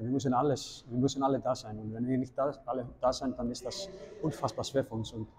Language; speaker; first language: German; non-native, fluent; Icelandic